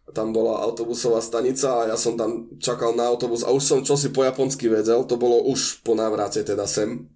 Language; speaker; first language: Slovak; native; Slovak